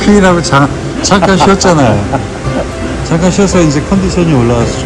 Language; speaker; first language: Korean; native; Korean